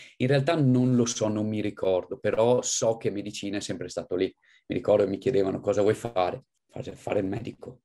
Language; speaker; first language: Italian; native; Italian